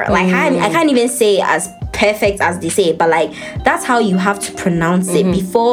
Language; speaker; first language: English; non-native, local second language; Akan